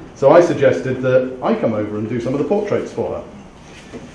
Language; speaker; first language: English; native; English